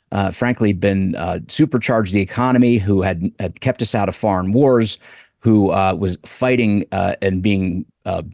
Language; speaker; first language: English; native; English